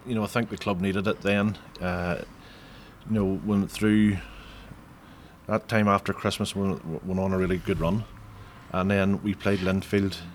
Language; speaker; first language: English; native; English